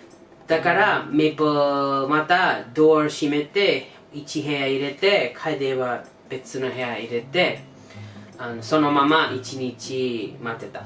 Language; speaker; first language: Japanese; non-native, learner; English